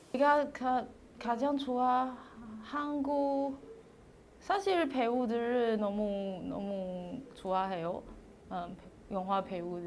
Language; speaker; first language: Korean; non-native, learner; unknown